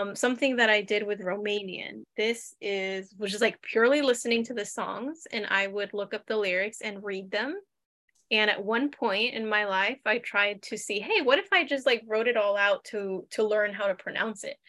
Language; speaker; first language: English; native; English